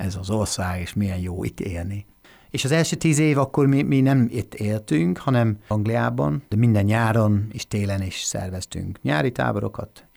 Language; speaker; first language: Hungarian; non-native, fluent; English